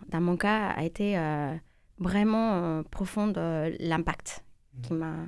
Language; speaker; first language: French; non-native, fluent; Spanish